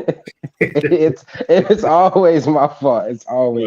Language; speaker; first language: English; native; English